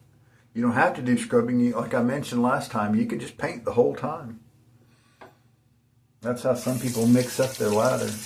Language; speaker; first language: English; native; English